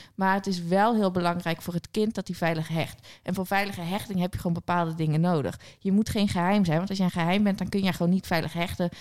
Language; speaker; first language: Dutch; native; Dutch